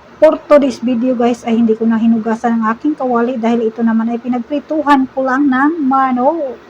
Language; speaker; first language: Filipino; non-native, local second language; Cebuano